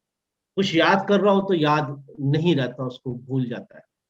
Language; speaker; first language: Urdu; native; Urdu